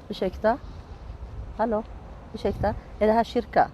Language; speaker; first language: Swedish; non-native, learner; Tigrinya